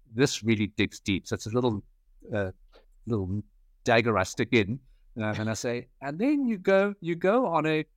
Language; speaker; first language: English; native; English